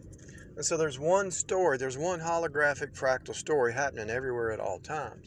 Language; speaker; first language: English; native; English